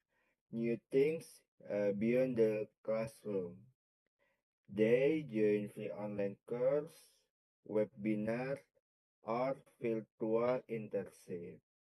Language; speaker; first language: English; non-native, learner; Indonesian